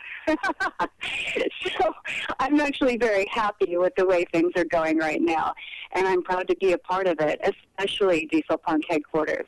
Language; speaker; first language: English; native; English